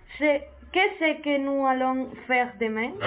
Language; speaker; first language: French; non-native, learner; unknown